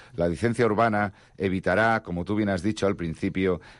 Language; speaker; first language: Spanish; non-native, local second language; Catalan